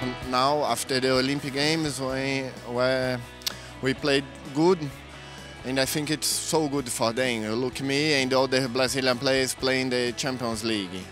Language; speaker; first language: English; non-native, learner; Portuguese